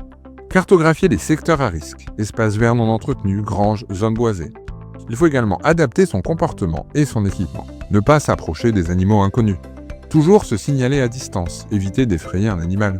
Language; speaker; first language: French; native; French